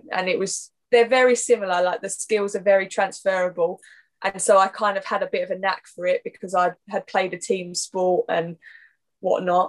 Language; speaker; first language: English; native; English